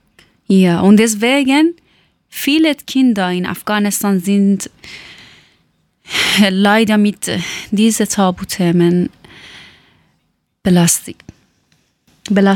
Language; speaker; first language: German; non-native, learner; Persian